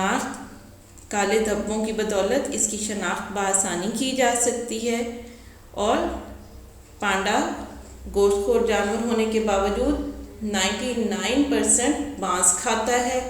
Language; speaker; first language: Urdu; native; Urdu